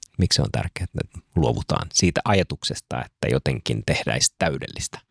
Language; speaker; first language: Finnish; native; Finnish